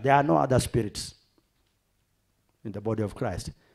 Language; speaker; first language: English; non-native, local second language; Swahili